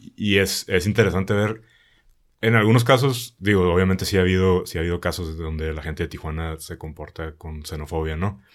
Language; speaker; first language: Spanish; native; Spanish